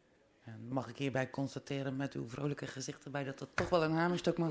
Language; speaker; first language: Dutch; native; Dutch